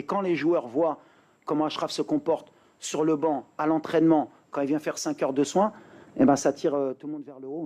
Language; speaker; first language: French; native; French